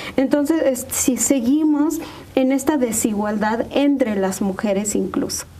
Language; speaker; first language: Spanish; non-native, local second language; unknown